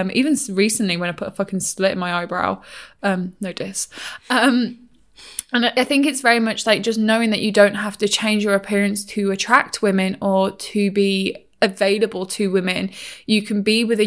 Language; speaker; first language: English; native; English